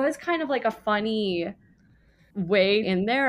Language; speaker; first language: English; native; English